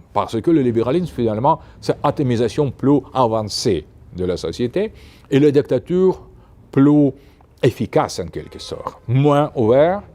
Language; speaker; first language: French; non-native, fluent; Russian